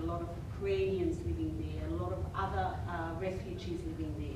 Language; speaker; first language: English; non-native, fluent; German